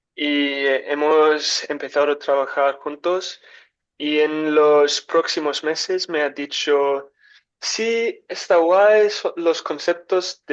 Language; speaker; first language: Spanish; non-native, learner; English